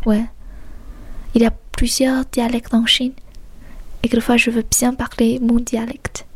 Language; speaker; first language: French; non-native, fluent; Chinese